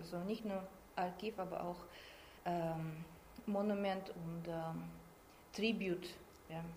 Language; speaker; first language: German; non-native, learner; Russian